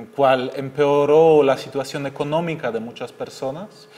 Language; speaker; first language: Spanish; non-native, fluent; German